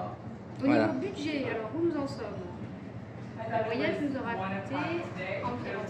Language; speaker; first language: French; native; French